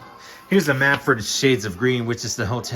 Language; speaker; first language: English; native; English